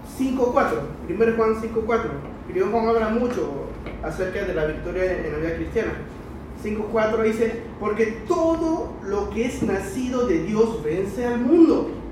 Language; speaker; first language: Spanish; early bilingual, other home language; Chinese